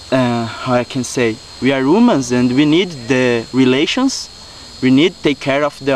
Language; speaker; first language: English; non-native, learner; Portuguese